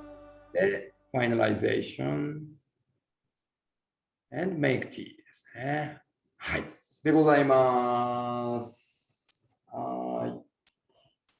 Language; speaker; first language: Japanese; native; Japanese